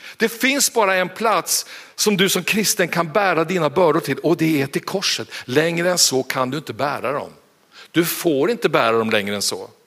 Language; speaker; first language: Swedish; native; Swedish